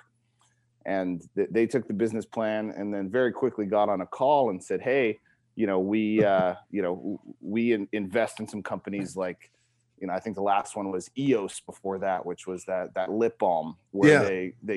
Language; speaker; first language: English; native; English